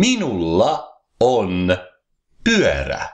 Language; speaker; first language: Finnish; non-native, fluent; English